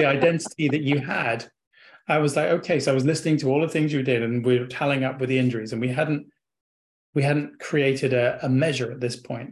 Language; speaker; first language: English; native; English